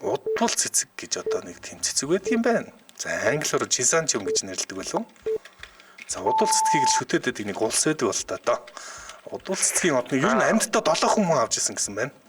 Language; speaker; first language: Mongolian; native; Mongolian